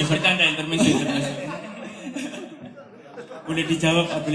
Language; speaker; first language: Indonesian; native; Indonesian